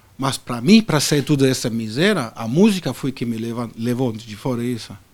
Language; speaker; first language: Portuguese; non-native, fluent; German